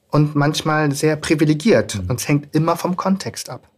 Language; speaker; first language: German; native; German